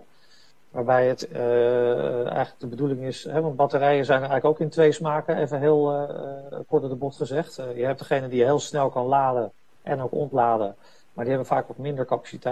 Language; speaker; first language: Dutch; native; Dutch